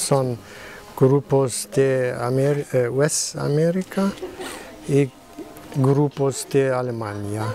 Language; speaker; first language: Spanish; non-native, learner; German